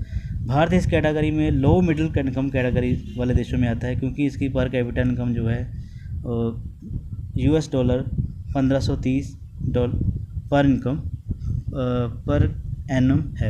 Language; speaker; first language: Hindi; native; Hindi